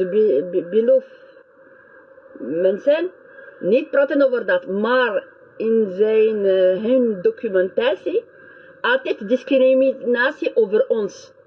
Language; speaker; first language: Dutch; non-native, learner; French